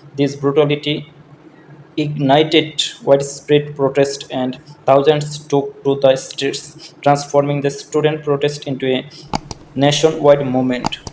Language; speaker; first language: English; non-native, local second language; Bangla